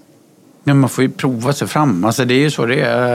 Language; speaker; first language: Swedish; native; Swedish